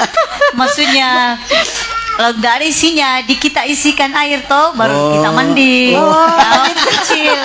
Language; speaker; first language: Indonesian; non-native, local second language; Buginese